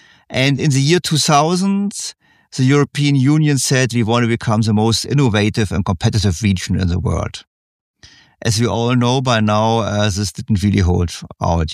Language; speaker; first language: English; non-native, fluent; German